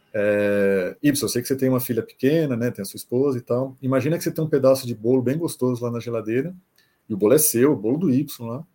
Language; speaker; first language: Portuguese; native; Portuguese